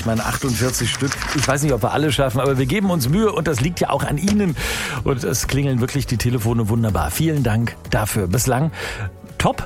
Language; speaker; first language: German; native; German